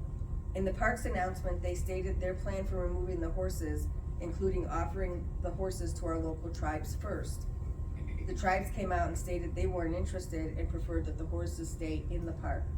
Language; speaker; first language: English; native; English